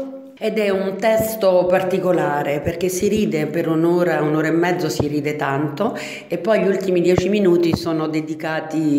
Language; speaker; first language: Italian; native; Italian